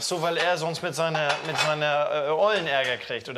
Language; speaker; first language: German; native; German